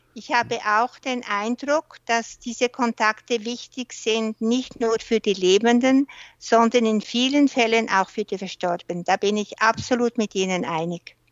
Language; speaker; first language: German; non-native, local second language; French